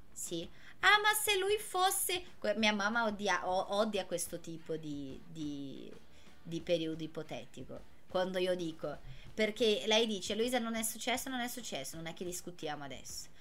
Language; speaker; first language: Italian; non-native, fluent; Portuguese